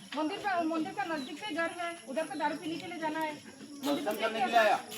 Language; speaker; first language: Hindi; non-native, local second language; Bangla